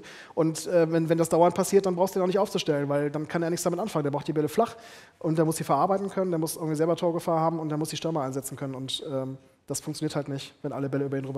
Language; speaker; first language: German; native; German